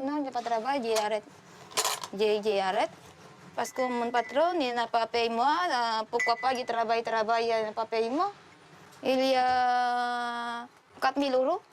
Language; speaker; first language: French; non-native, learner; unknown